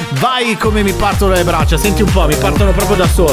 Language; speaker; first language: Italian; native; Italian